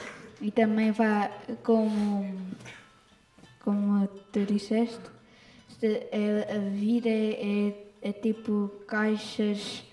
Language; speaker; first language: Portuguese; early bilingual, other home language; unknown